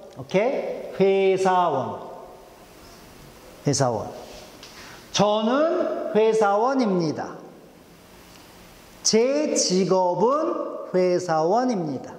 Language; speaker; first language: Korean; non-native, fluent; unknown